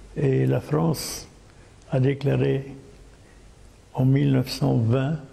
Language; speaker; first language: French; non-native, local second language; Arabic